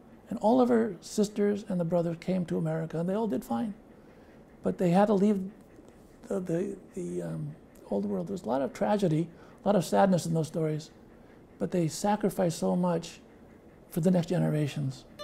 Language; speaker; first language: English; native; English